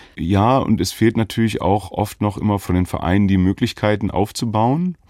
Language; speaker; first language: German; native; German